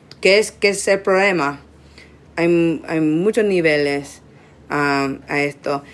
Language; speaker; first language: Spanish; non-native, learner; English